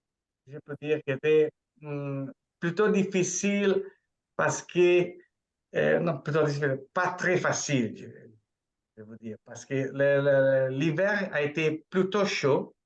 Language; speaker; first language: French; non-native, fluent; Italian